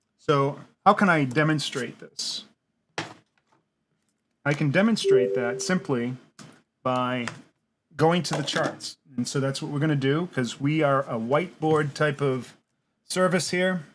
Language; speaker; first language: English; native; English